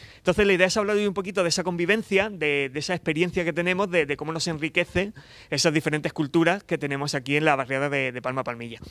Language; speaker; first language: Spanish; native; Spanish